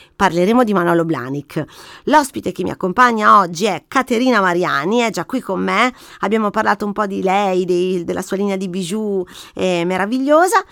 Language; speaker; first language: Italian; native; Italian